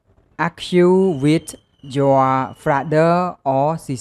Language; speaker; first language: English; non-native, learner; Khmer